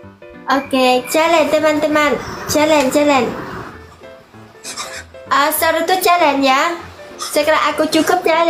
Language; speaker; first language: Indonesian; non-native, learner; Vietnamese